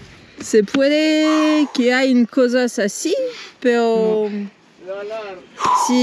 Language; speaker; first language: Spanish; non-native, learner; French